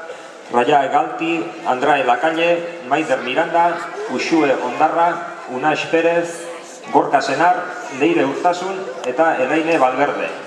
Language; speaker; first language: Basque; native; Basque